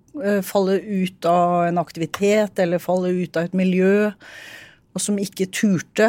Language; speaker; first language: Norwegian; native; Norwegian